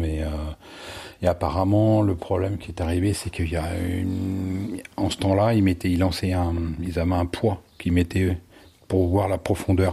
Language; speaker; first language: French; native; French